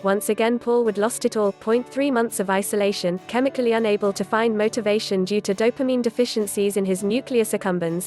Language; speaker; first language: English; native; English